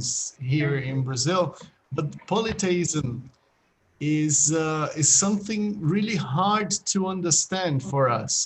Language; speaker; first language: English; non-native, fluent; Portuguese